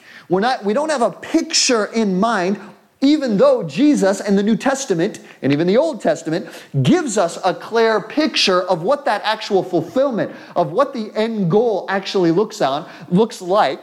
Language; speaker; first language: English; native; English